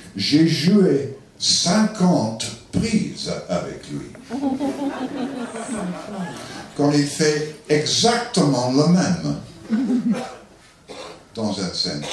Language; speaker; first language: French; non-native, learner; English